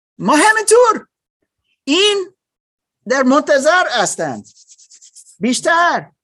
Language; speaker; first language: Persian; non-native, learner; German